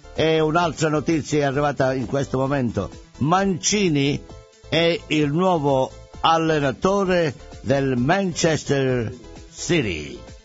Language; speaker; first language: Italian; native; Italian